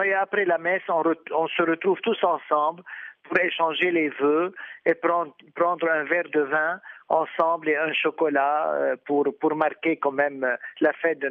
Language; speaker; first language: French; non-native, fluent; Arabic